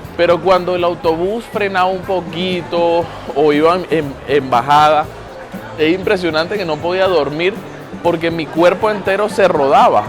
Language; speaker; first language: Spanish; native; Spanish